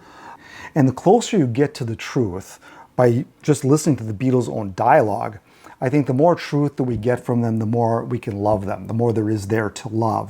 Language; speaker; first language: English; native; English